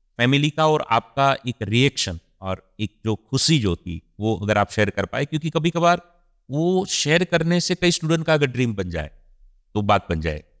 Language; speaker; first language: Hindi; non-native, local second language; Gujarati